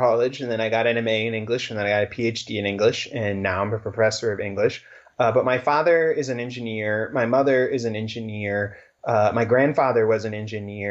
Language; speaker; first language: English; native; English